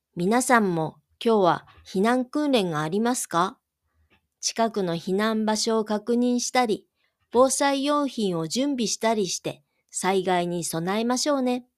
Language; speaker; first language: Japanese; native; Japanese